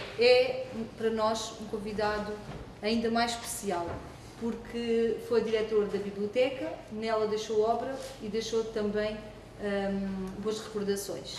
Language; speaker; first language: Portuguese; native; Portuguese